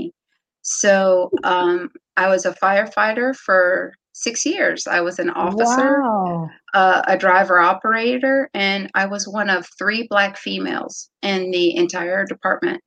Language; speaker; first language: English; native; English